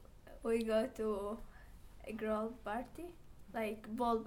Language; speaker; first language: English; non-native, learner; Arabic